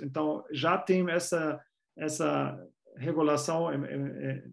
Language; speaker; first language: Portuguese; non-native, fluent; German